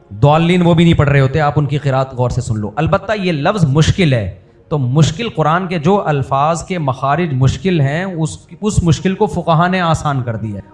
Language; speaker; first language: Urdu; native; Urdu